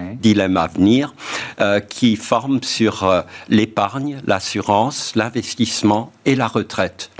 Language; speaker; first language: French; native; French